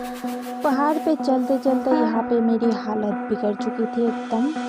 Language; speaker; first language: Hindi; non-native, local second language; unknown